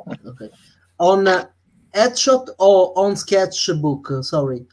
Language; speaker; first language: English; non-native, learner; Italian